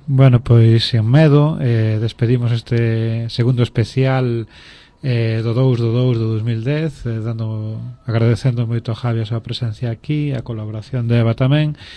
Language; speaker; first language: Galician; non-native, local second language; Spanish